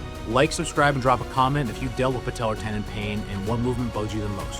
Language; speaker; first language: English; native; English